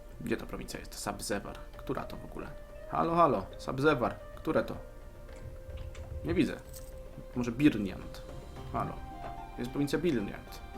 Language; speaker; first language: Polish; native; Polish